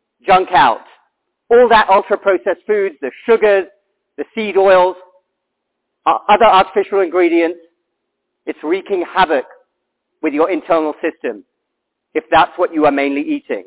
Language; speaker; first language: English; native; English